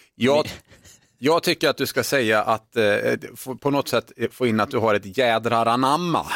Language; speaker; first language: Swedish; native; Swedish